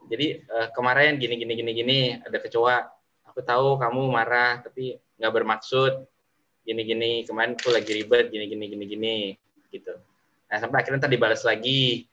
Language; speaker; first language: Indonesian; native; Indonesian